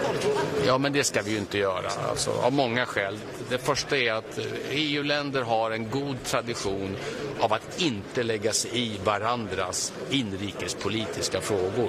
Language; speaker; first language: Swedish; native; Swedish